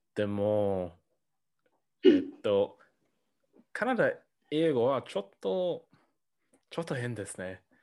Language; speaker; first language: Japanese; non-native, learner; English